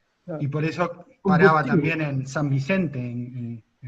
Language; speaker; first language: Spanish; native; Spanish